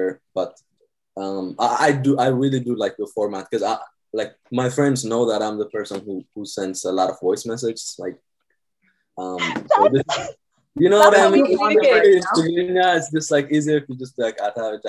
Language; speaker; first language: English; non-native, fluent; Tigrinya